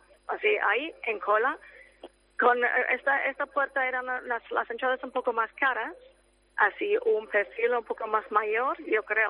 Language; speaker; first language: Spanish; non-native, fluent; English